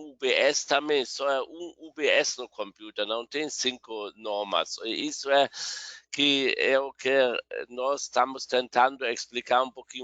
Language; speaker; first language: Portuguese; non-native, fluent; German